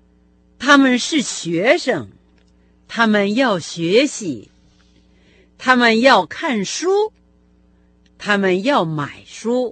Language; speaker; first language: Chinese; non-native, fluent; Russian